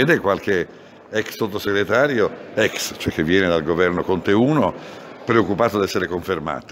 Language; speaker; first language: Italian; native; Italian